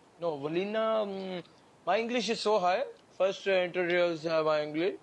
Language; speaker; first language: English; non-native, learner; Punjabi